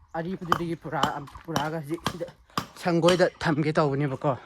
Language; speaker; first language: Manipuri; non-native, local second language; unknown